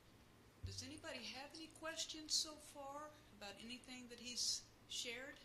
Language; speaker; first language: English; native; English